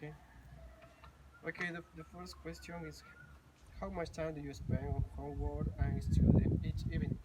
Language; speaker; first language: English; non-native, learner; Spanish